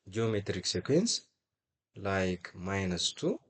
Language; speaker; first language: English; non-native, local second language; Amharic